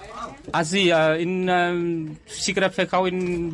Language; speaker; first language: German; non-native, learner; Vietnamese